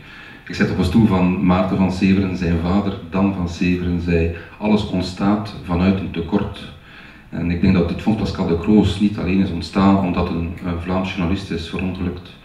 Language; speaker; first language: Dutch; native; Dutch